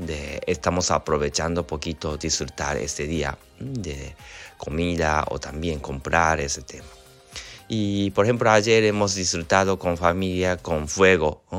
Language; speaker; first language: Spanish; non-native, learner; Japanese